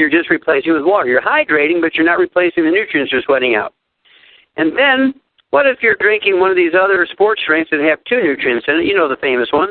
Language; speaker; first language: English; native; English